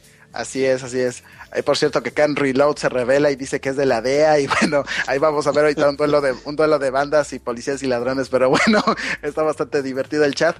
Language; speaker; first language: Spanish; native; Spanish